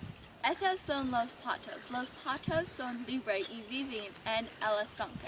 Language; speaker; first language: Spanish; non-native, learner; English